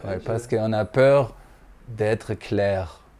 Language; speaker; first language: French; non-native, fluent; German